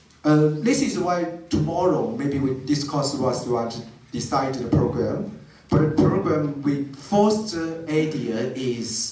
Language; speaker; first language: English; non-native, learner; Chinese